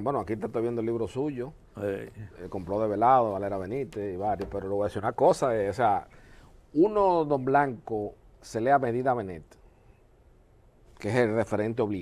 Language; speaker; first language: Spanish; native; Spanish